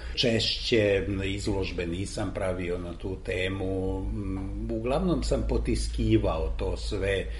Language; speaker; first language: Serbian; non-native, local second language; Hungarian